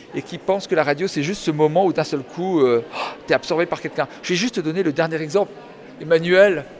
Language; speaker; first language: French; native; French